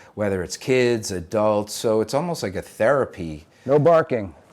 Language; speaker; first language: English; native; English